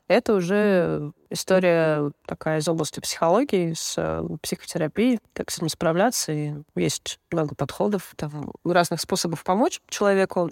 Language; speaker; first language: Russian; native; Russian